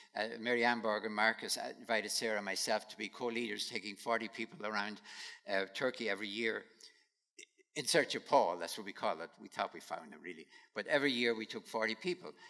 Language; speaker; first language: English; native; English